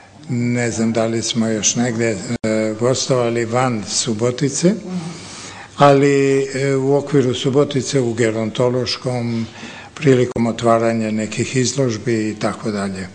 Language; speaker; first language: Serbian; native; Serbian